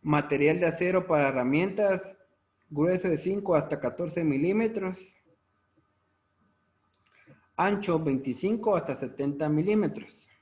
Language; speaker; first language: Spanish; native; Spanish